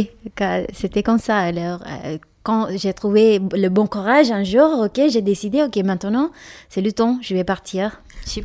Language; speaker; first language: French; non-native, learner; Malayalam